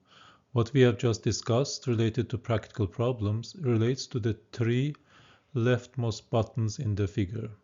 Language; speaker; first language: English; non-native, fluent; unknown